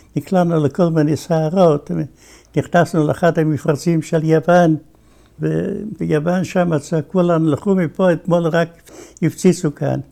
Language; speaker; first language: Hebrew; non-native, fluent; Yiddish